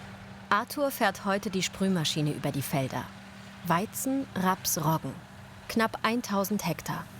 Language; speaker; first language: German; native; German